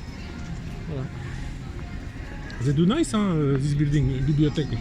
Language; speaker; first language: English; non-native, learner; French